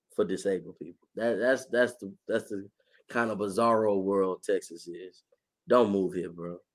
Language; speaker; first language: English; native; English